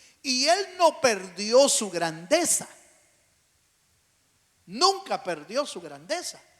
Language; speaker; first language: Spanish; native; Spanish